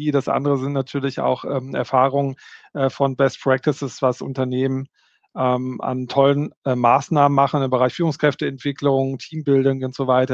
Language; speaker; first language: German; native; German